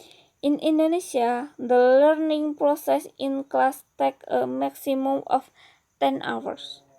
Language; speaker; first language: English; non-native, learner; Indonesian